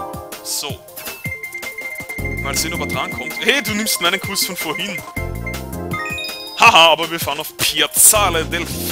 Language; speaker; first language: German; native; German